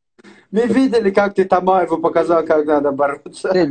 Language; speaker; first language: Russian; native; Russian